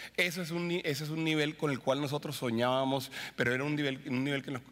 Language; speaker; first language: Spanish; native; Spanish